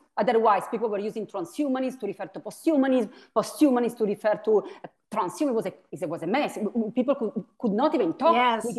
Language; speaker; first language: English; non-native, fluent; Italian